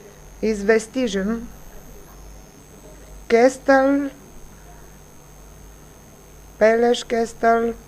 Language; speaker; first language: English; non-native, learner; Romanian